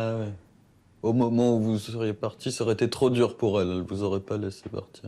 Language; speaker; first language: French; native; French